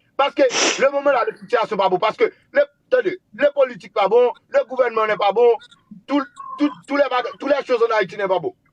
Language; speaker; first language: French; non-native, local second language; Haitian Creole